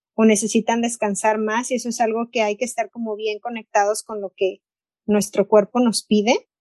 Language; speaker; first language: Spanish; native; Spanish